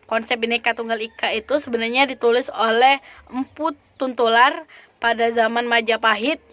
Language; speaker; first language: Indonesian; native; Indonesian